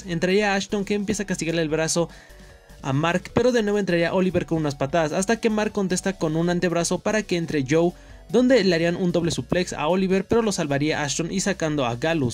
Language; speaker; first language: Spanish; native; Spanish